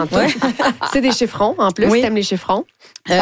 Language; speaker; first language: French; native; French